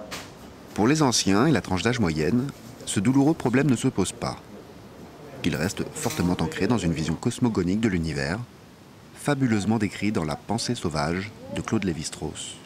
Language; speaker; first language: French; native; French